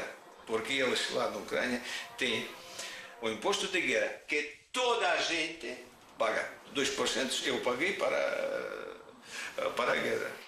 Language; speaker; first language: Portuguese; non-native, fluent; Russian